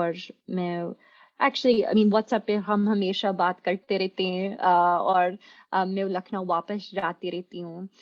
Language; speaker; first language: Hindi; non-native, fluent; English